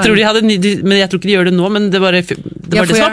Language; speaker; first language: Norwegian; native; Norwegian